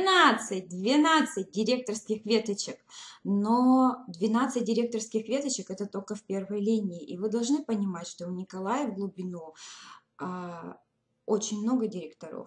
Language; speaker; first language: Russian; native; Russian